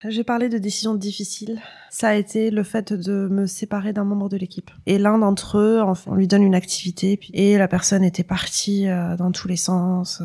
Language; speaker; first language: French; non-native, local second language; Arabic